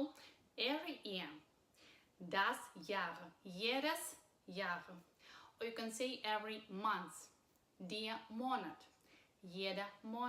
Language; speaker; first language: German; non-native, fluent; Russian